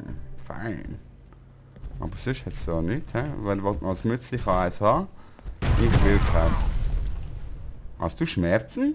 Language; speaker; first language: German; native; German